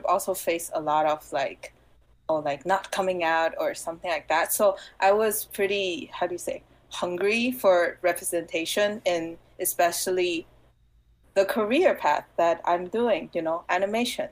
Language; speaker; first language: English; non-native, fluent; Chinese